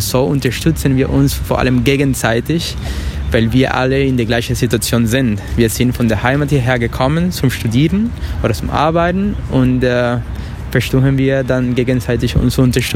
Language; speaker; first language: German; non-native, fluent; Spanish